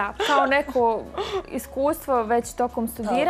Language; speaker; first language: Croatian; native; Croatian